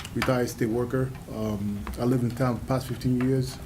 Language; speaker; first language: English; early bilingual, other home language; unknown